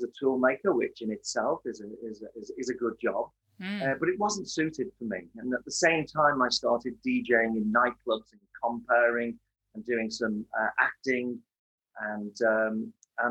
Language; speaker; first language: English; native; English